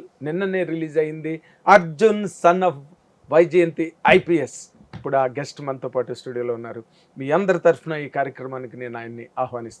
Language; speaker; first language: Telugu; native; Telugu